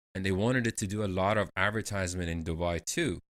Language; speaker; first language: English; non-native, fluent; Persian